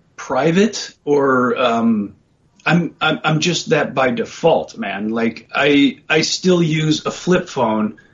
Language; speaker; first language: English; native; English